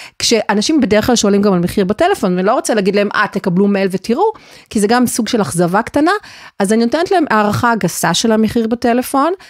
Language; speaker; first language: Hebrew; native; Hebrew